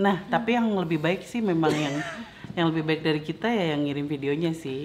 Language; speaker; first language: Indonesian; native; Indonesian